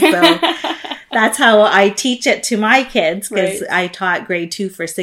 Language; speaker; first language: English; non-native, local second language; Filipino